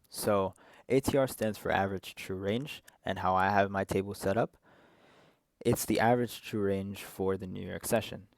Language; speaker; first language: English; native; English